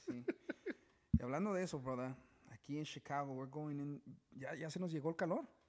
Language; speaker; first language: Spanish; early bilingual, heritage; Spanish